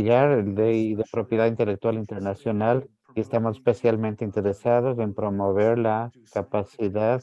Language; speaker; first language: Spanish; non-native, fluent; English